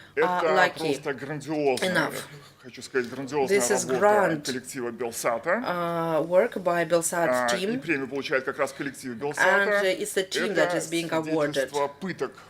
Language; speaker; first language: Russian; native; Russian